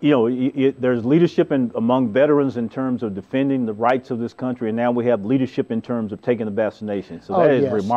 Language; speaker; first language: English; native; English